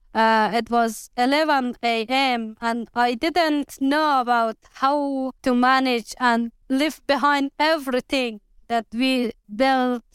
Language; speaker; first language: English; non-native, learner; Persian